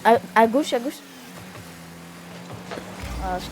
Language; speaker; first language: French; native; French